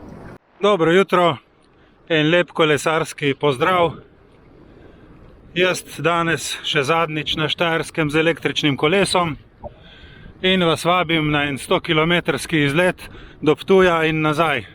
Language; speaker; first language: Slovenian; native; Slovenian